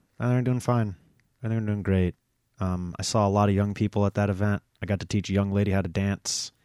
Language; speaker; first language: English; native; English